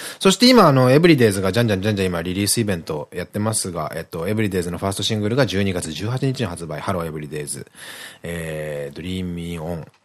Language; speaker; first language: Japanese; native; Japanese